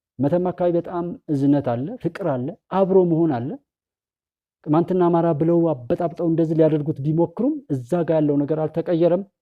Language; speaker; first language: Amharic; native; Amharic